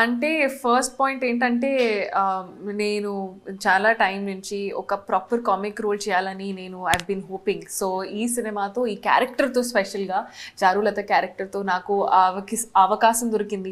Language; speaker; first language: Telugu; non-native, learner; Hindi